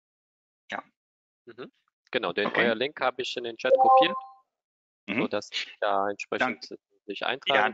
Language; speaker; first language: German; native; German